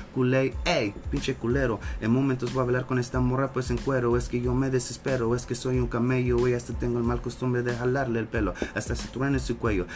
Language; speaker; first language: Spanish; early bilingual, heritage; Spanish